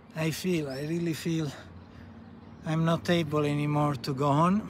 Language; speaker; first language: English; non-native, fluent; Italian